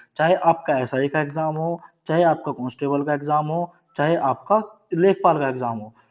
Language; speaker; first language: Hindi; native; Hindi